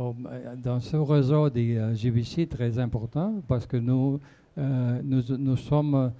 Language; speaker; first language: French; non-native, fluent; Spanish